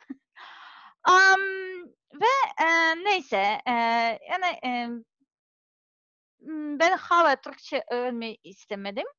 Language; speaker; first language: Turkish; non-native, learner; Serbian